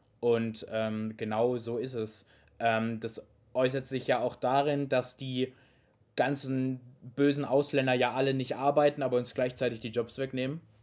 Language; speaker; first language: German; native; German